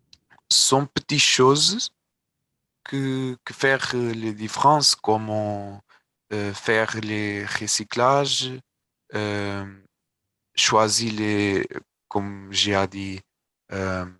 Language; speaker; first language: French; non-native, learner; Portuguese